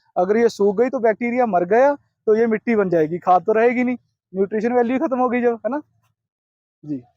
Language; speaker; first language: Hindi; non-native, local second language; Punjabi